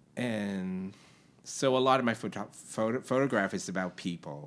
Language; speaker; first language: English; non-native, local second language; Cantonese